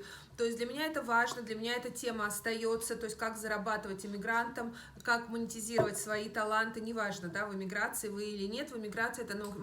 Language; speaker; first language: Russian; native; Russian